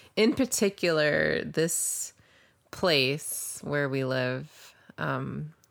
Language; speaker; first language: English; native; English